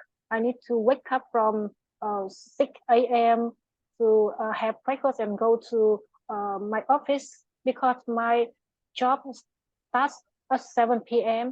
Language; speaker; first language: English; non-native, learner; Vietnamese